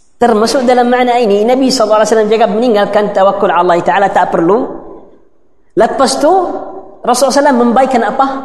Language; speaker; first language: Malay; non-native, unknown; Arabic